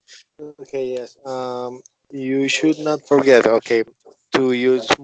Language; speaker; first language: English; non-native, learner; Spanish